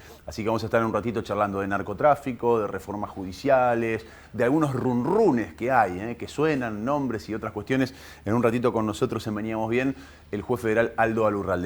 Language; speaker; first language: Spanish; native; Spanish